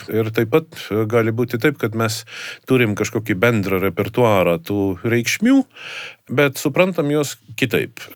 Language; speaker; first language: Lithuanian; non-native, fluent; Estonian